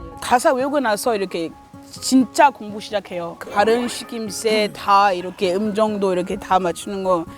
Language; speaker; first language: Korean; non-native, fluent; French